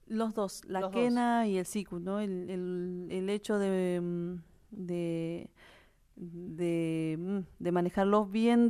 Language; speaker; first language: Spanish; native; Spanish